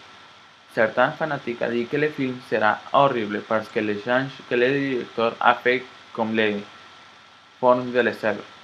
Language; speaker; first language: French; non-native, learner; Spanish